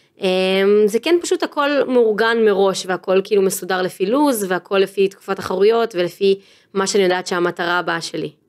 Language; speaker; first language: Hebrew; native; Hebrew